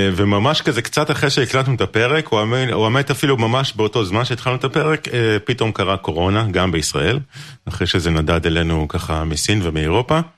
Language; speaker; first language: Hebrew; native; Hebrew